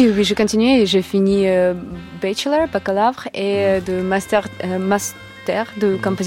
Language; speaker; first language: French; non-native, learner; Russian